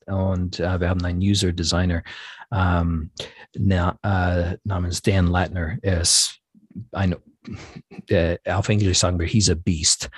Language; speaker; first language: German; non-native, fluent; English